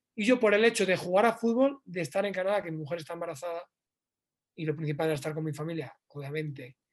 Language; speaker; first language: Spanish; native; Spanish